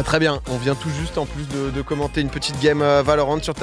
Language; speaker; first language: French; native; French